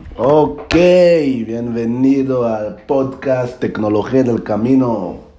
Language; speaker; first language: Spanish; non-native, learner; Hebrew